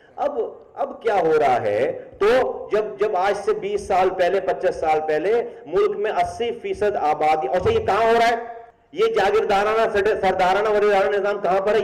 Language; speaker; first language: Urdu; native; Urdu